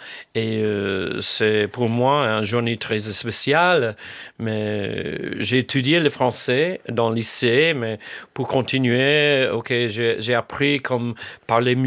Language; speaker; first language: French; non-native, fluent; English